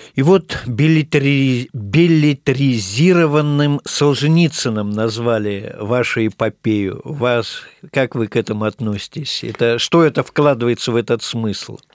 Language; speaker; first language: Russian; native; Russian